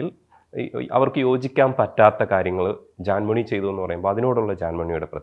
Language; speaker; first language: Malayalam; native; Malayalam